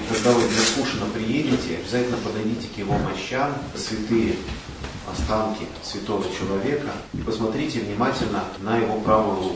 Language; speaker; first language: Russian; native; Russian